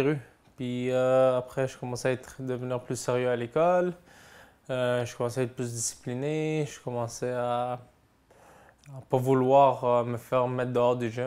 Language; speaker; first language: French; native; French